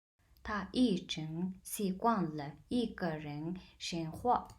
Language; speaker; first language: Chinese; non-native, fluent; Mongolian